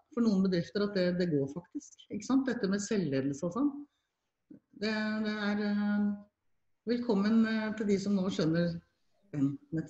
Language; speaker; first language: Norwegian; native; Norwegian